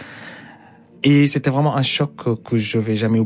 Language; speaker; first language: French; non-native, fluent; Arabic